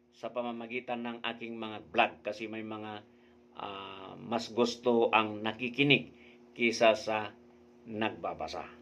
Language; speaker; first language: Filipino; non-native, local second language; Iloko